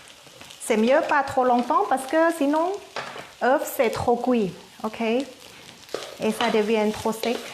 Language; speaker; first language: French; non-native, fluent; Thai